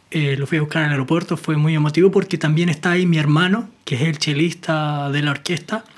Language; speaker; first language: Spanish; native; Spanish